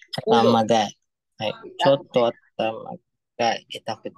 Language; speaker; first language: Japanese; non-native, learner; Filipino